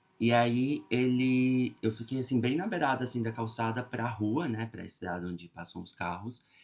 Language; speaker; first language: Portuguese; native; Portuguese